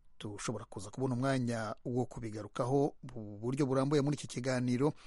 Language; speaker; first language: Kinyarwanda; native; Kinyarwanda